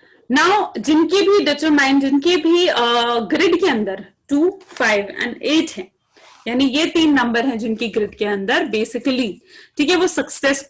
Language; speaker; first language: Hindi; native; Hindi